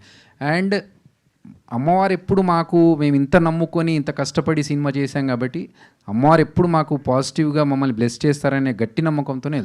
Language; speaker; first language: Telugu; native; Telugu